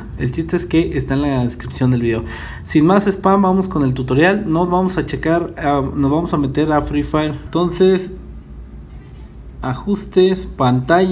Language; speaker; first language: Spanish; native; Spanish